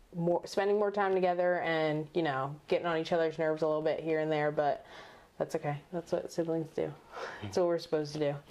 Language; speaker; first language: English; native; English